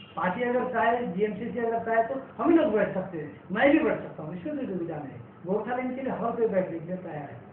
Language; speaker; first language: Hindi; non-native, local second language; Nepali